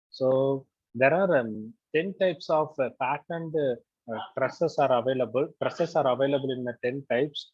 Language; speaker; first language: English; non-native, local second language; Tamil